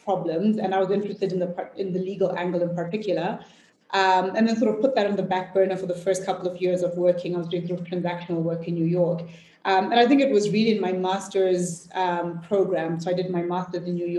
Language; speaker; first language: English; non-native, local second language; Shona